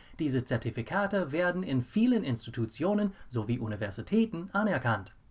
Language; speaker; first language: German; non-native, fluent; English